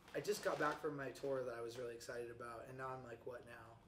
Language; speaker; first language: English; native; English